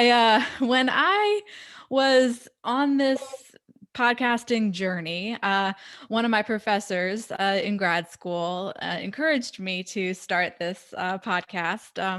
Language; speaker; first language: English; native; English